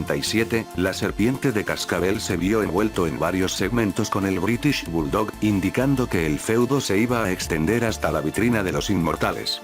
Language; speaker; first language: Spanish; native; Spanish